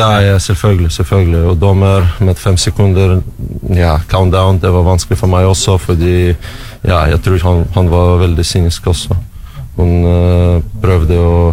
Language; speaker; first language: Norwegian; non-native, learner; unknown